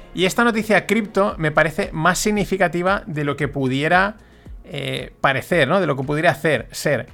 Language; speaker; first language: Spanish; native; Spanish